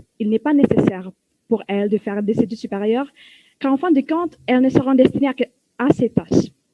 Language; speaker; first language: French; non-native, fluent; Indonesian